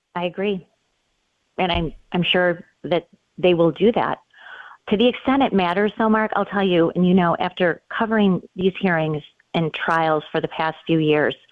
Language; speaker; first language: English; native; English